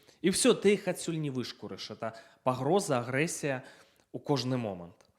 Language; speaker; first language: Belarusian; non-native, local second language; Russian